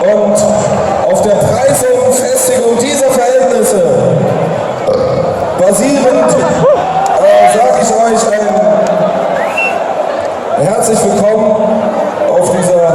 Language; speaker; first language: German; native; German